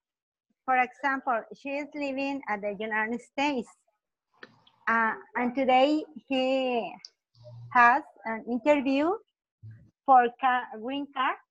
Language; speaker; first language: English; non-native, learner; Spanish